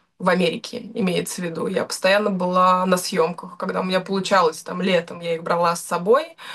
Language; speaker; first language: Russian; native; Russian